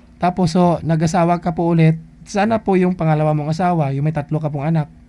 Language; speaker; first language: Filipino; native; Filipino